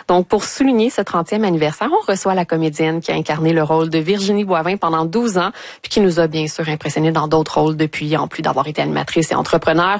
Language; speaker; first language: French; native; French